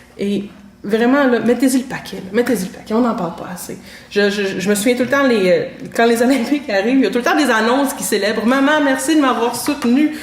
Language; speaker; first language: French; native; French